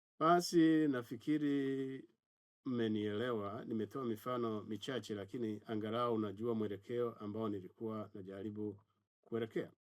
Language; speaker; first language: Swahili; non-native, local second language; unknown